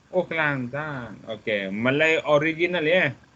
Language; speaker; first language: English; non-native, fluent; Malay